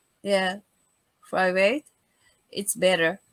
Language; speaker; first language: English; non-native, learner; Japanese